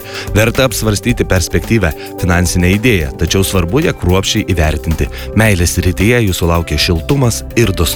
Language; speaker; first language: Lithuanian; native; Lithuanian